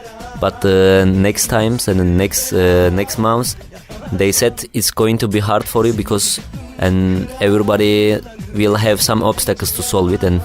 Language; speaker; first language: English; non-native, learner; Turkish